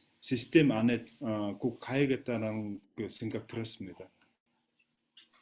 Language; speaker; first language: Korean; non-native, fluent; Mongolian